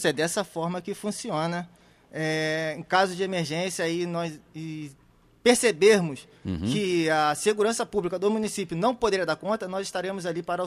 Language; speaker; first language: Portuguese; native; Portuguese